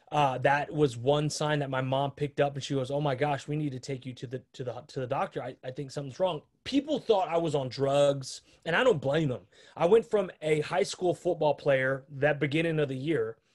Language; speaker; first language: English; native; English